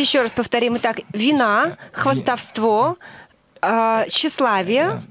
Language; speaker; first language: Russian; native; Russian